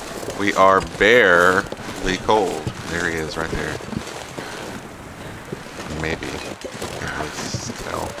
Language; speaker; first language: English; native; English